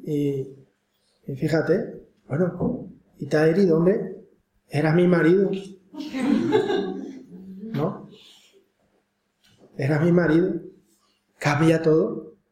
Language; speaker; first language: Spanish; native; Spanish